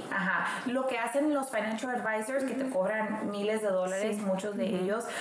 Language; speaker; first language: Spanish; native; Spanish